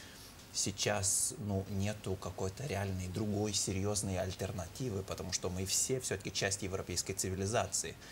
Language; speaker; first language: Russian; non-native, fluent; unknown